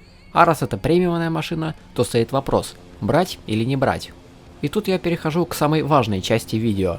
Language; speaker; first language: Russian; native; Russian